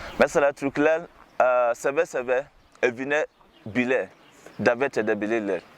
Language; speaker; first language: Turkish; non-native, learner; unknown